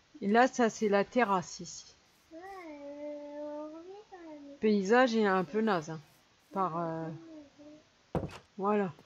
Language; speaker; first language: French; native; French